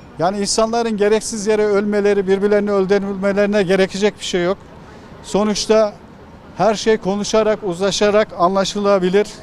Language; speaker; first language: Turkish; native; Turkish